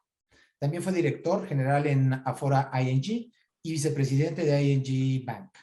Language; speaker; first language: Spanish; native; Spanish